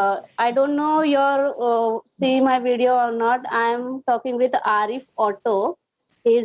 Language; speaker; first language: English; non-native, learner; Hindi